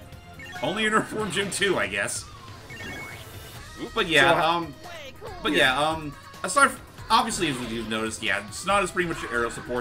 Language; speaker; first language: English; native; English